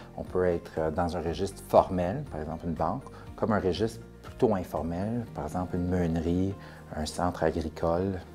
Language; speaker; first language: French; native; French